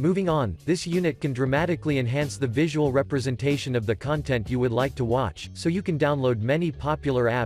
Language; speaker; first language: English; non-native, fluent; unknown